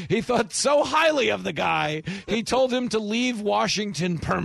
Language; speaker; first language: English; native; English